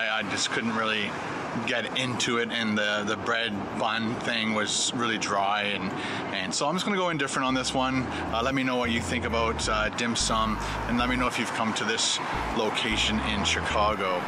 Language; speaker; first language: English; native; English